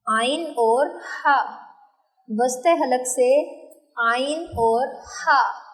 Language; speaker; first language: Urdu; native; Urdu